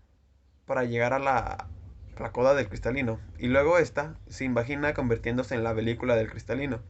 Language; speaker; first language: Spanish; native; Spanish